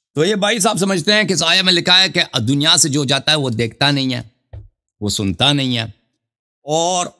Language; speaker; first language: Urdu; non-native, fluent; Persian